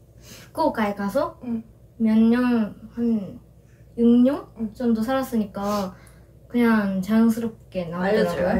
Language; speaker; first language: Korean; non-native, fluent; Japanese